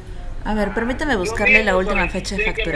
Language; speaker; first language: Spanish; native; Spanish